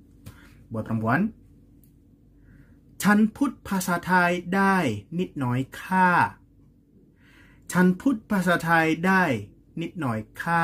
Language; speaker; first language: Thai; non-native, learner; Indonesian